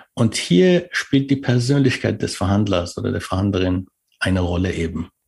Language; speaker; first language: German; non-native, fluent; Persian